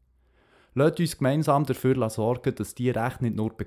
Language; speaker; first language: German; native; German